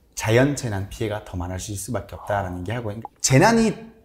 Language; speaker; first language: Korean; non-native, fluent; French